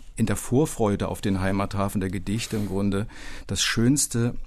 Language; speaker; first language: German; native; German